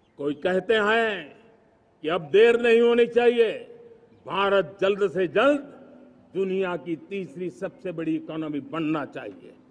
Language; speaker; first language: Hindi; non-native, local second language; Gujarati